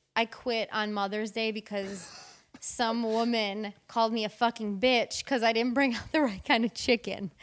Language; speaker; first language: English; native; English